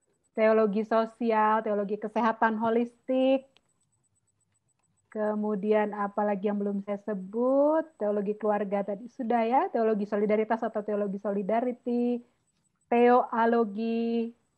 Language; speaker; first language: Indonesian; native; Indonesian